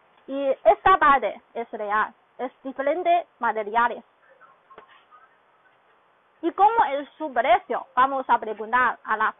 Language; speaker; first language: Spanish; non-native, learner; Chinese